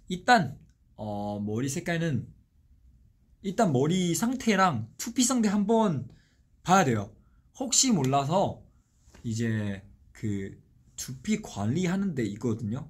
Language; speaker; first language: Korean; non-native, fluent; Chinese